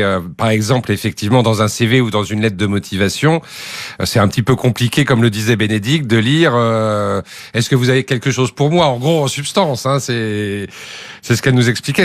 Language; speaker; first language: French; native; French